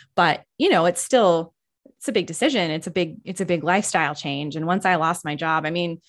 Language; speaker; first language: English; native; English